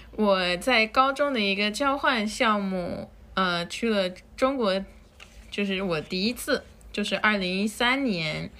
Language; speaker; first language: Chinese; non-native, fluent; Spanish